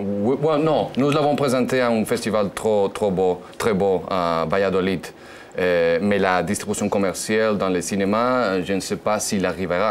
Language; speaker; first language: French; non-native, learner; Spanish